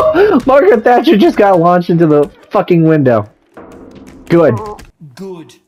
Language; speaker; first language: English; native; English